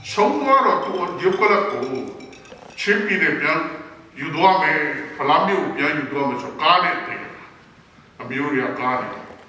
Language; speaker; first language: Burmese; non-native, local second language; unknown